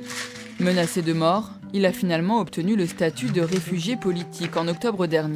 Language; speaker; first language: French; native; French